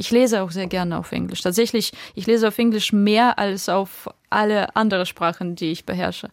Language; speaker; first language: German; non-native, fluent; Russian